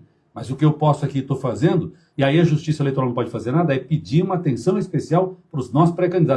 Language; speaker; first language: Portuguese; native; Portuguese